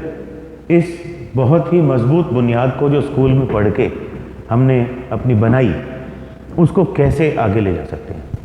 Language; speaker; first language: Hindi; native; Hindi